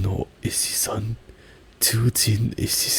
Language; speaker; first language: Japanese; non-native, learner; German